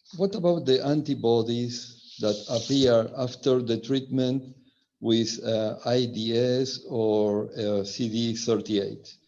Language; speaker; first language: English; non-native, learner; Spanish